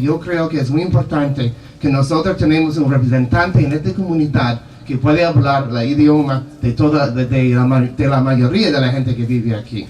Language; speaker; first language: Spanish; non-native, learner; English